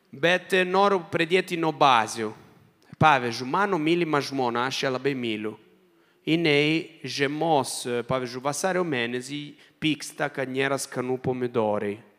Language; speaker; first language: Lithuanian; non-native, fluent; Italian